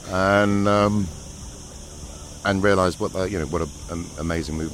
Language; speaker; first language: English; native; English